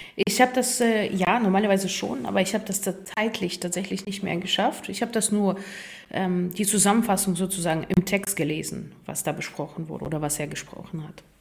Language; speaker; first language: German; non-native, fluent; Russian